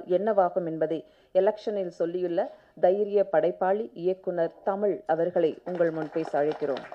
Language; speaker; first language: Tamil; native; Tamil